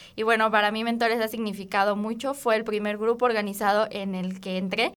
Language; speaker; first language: Spanish; native; Spanish